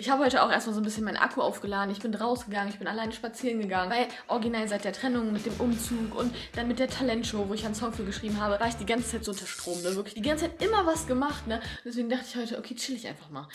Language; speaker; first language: German; native; German